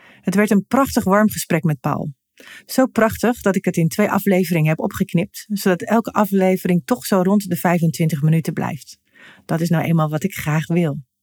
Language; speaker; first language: Dutch; native; Dutch